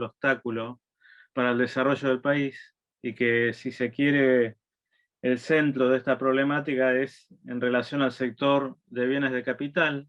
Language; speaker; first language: Spanish; native; Spanish